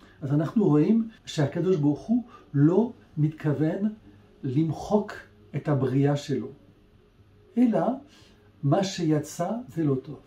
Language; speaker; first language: Hebrew; non-native, fluent; French